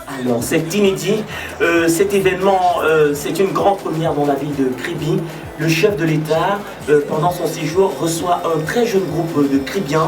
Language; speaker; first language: French; native; French